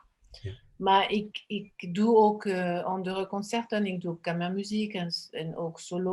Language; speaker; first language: Dutch; non-native, fluent; French